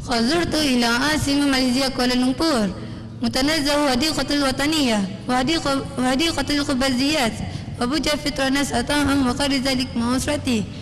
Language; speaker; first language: Arabic; non-native, learner; Malay